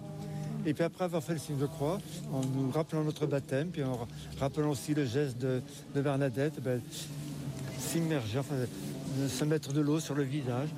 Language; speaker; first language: French; native; French